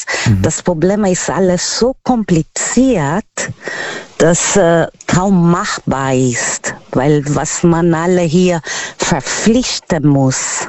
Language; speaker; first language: German; non-native, learner; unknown